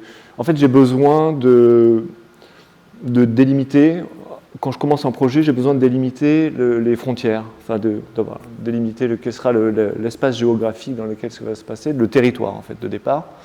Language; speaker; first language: French; native; French